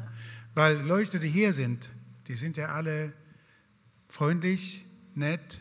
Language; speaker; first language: German; non-native, fluent; Swedish